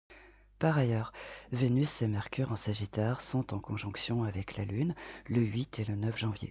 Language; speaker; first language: French; native; French